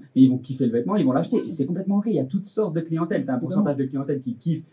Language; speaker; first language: French; native; French